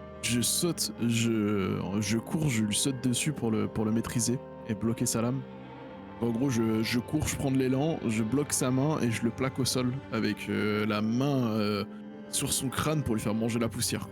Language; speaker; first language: French; native; French